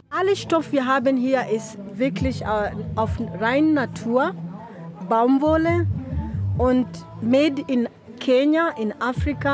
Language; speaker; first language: German; non-native, learner; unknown